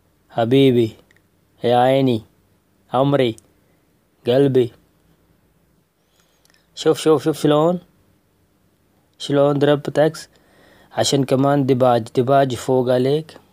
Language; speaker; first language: Arabic; non-native, learner; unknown